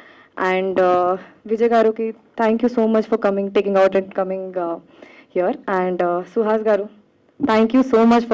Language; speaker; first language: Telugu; non-native, fluent; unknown